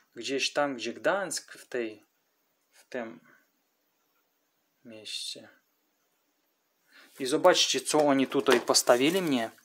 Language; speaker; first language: Polish; non-native, learner; Russian